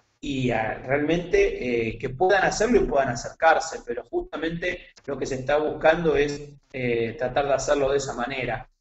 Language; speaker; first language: Spanish; native; Spanish